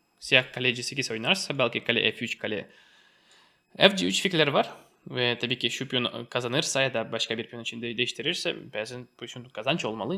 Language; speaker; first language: Turkish; non-native, fluent; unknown